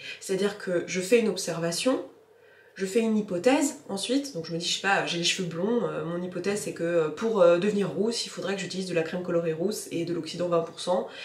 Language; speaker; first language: French; native; French